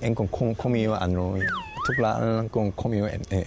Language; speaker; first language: Vietnamese; non-native, learner; Korean